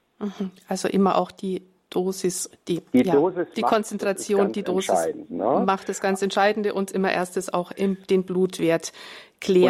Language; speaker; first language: German; native; German